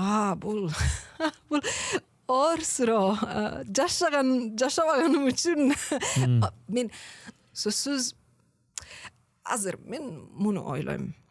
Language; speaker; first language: Kyrgyz; non-native, learner; Italian